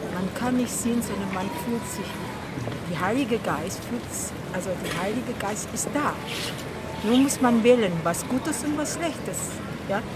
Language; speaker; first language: German; non-native, learner; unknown